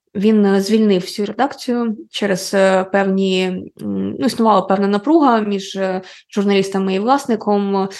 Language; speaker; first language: Ukrainian; non-native, local second language; Russian